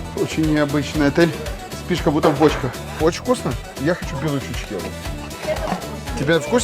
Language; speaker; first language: Russian; native; Russian